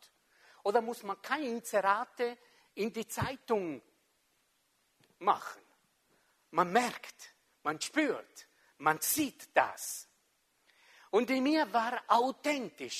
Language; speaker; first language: German; non-native, local second language; French